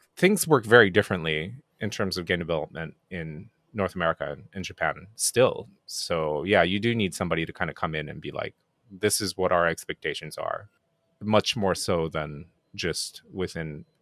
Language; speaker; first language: English; non-native, fluent; Japanese